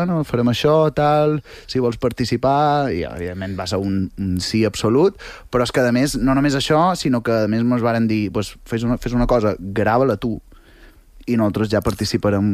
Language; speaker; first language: Catalan; native; Catalan